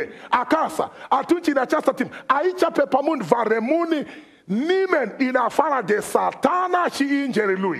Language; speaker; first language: Romanian; non-native, fluent; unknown